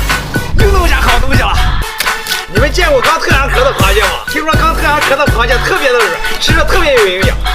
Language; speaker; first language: Chinese; native; Chinese